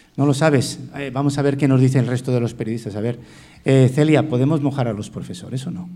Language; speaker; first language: Spanish; native; Spanish